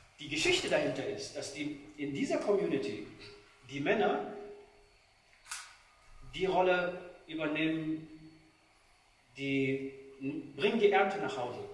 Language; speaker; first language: German; non-native, fluent; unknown